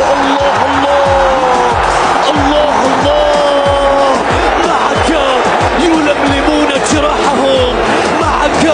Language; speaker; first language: Arabic; native; Arabic